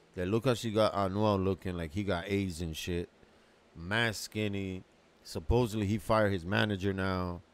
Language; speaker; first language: English; early bilingual, other home language; Spanish